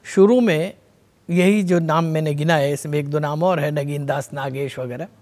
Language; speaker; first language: Hindi; non-native, local second language; Marwari